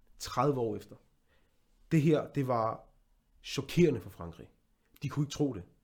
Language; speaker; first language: Danish; early bilingual, other home language; Arabic